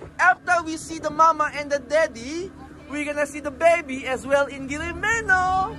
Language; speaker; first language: English; non-native, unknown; Indonesian